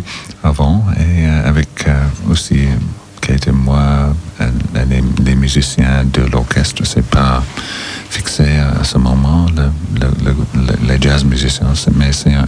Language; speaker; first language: French; non-native, learner; English